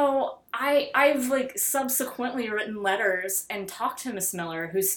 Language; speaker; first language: English; native; English